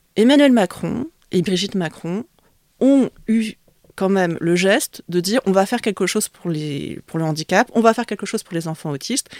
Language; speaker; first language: French; early bilingual, other home language; Vietnamese